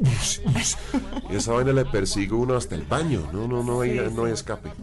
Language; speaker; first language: Spanish; non-native, fluent; English